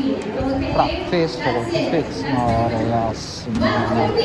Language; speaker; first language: Swedish; non-native, learner; Filipino